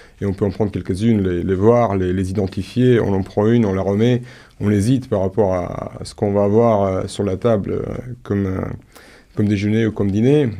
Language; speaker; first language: French; non-native, fluent; Romanian